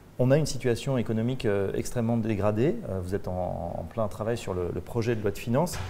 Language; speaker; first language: French; native; French